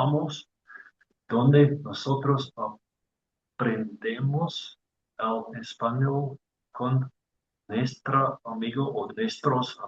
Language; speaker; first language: Spanish; non-native, learner; English